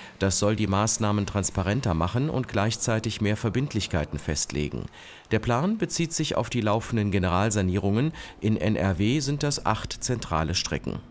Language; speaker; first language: German; native; German